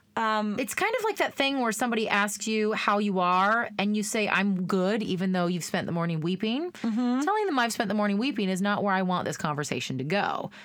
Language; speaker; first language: English; native; English